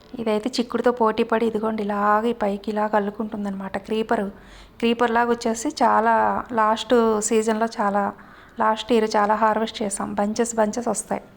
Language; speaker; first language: Telugu; native; Telugu